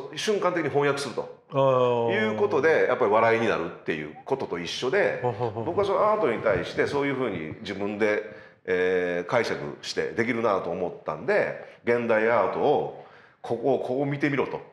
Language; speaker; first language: Japanese; native; Japanese